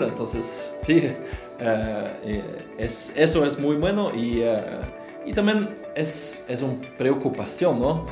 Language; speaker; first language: Spanish; non-native, fluent; Norwegian